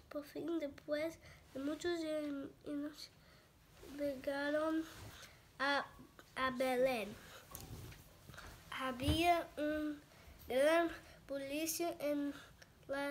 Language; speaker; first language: Spanish; non-native, learner; Portuguese